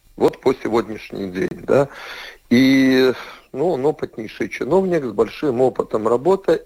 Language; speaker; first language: Russian; native; Russian